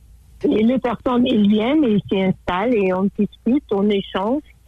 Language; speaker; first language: French; non-native, fluent; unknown